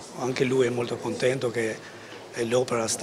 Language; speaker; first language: Italian; non-native, fluent; Albanian